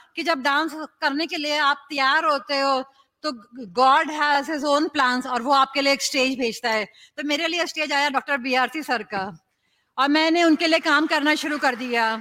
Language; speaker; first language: Hindi; native; Hindi